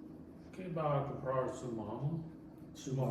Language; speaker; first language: Spanish; non-native, learner; English